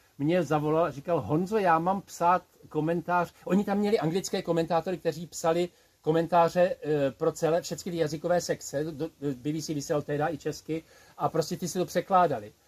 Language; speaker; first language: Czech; native; Czech